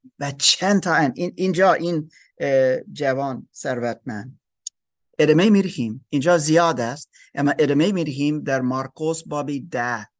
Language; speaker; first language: Persian; non-native, learner; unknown